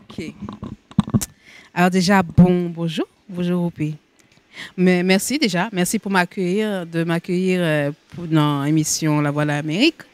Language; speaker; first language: French; non-native, local second language; Haitian Creole